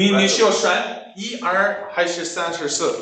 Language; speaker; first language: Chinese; non-native, learner; English